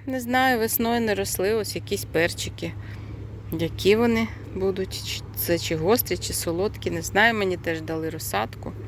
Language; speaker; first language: Ukrainian; non-native, local second language; Russian